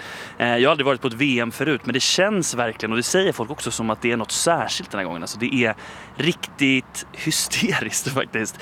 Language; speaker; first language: Swedish; native; Swedish